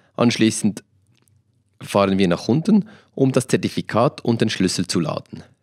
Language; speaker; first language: German; native; German